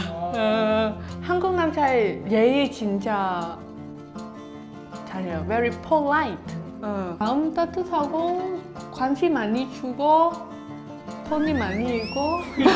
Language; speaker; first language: Korean; non-native, learner; Vietnamese